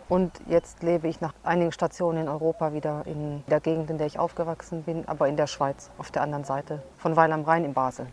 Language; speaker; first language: German; early bilingual, other home language; Hungarian